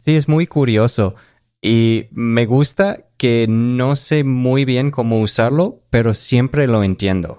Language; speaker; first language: Spanish; non-native, fluent; English